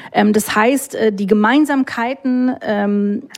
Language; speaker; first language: German; non-native, fluent; English